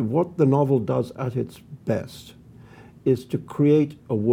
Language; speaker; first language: English; non-native, local second language; Urdu